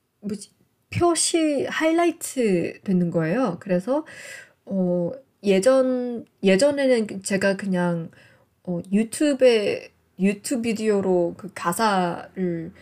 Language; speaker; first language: Korean; non-native, fluent; English